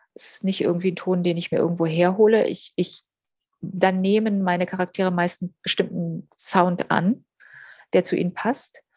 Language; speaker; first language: German; native; German